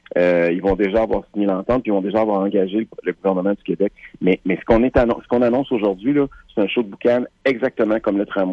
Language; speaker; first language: French; native; French